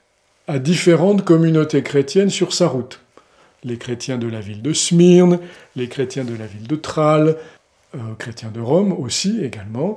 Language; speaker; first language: French; native; French